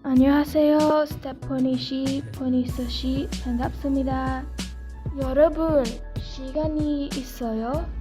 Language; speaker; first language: Korean; non-native, learner; English